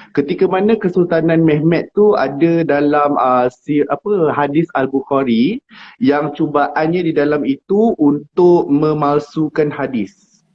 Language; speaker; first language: Malay; native; Malay